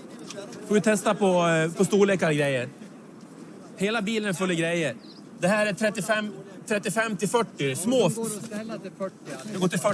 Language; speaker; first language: Swedish; native; Swedish